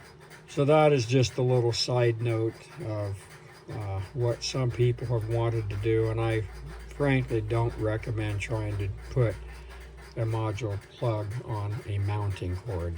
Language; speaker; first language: English; native; English